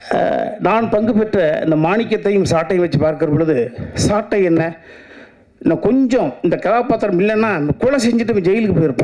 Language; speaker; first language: Tamil; native; Tamil